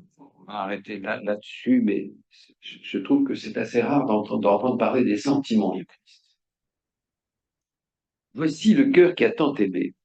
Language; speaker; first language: French; native; French